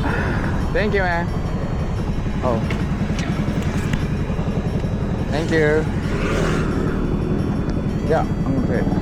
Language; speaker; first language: English; non-native, learner; Japanese